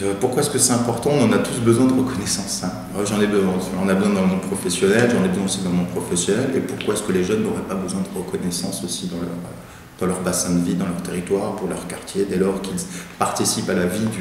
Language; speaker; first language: French; native; French